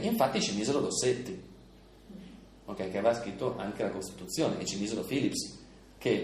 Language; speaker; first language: Italian; native; Italian